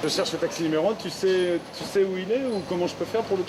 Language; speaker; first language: French; native; French